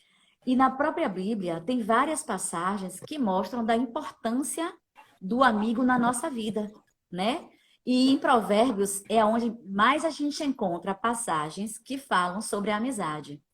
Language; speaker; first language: Portuguese; native; Portuguese